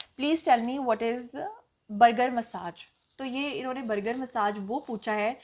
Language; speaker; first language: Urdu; non-native, local second language; Punjabi